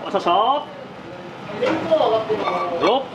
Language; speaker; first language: Japanese; native; Japanese